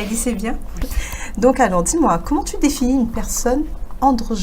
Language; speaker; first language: French; native; French